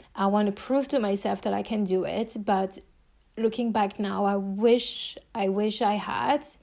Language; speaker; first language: English; non-native, fluent; French